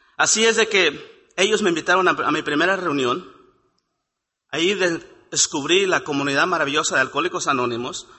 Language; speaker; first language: Spanish; native; Spanish